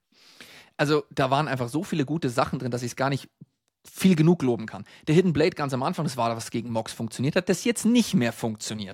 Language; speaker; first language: German; native; German